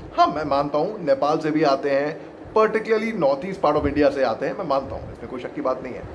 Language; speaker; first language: Hindi; native; Hindi